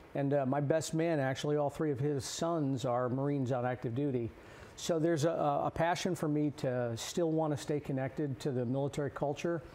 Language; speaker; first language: English; native; English